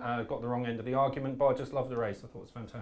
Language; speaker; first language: English; native; English